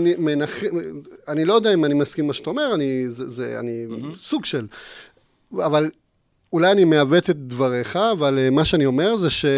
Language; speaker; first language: Hebrew; native; Hebrew